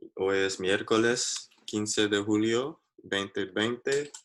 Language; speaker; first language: Spanish; non-native, learner; English